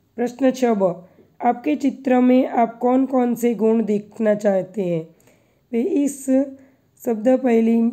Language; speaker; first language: Hindi; non-native, local second language; Gujarati